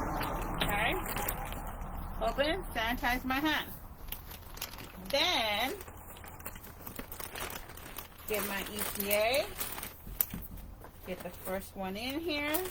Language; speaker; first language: English; native; English